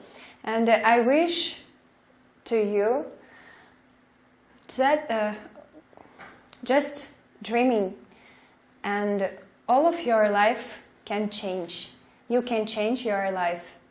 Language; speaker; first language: English; non-native, learner; Russian